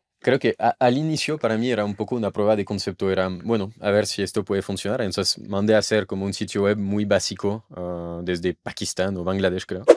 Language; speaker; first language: Spanish; non-native, fluent; French